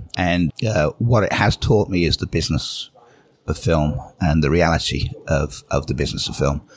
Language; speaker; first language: English; native; English